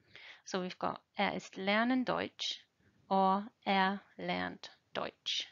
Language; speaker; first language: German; non-native, fluent; English